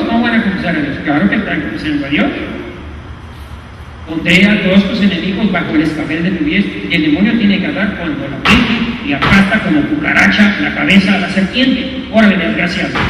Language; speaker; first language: Spanish; native; Spanish